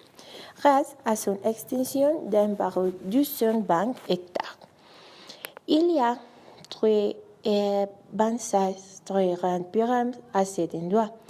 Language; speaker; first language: French; non-native, learner; Spanish